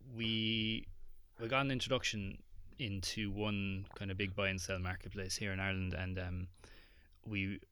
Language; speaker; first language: English; native; English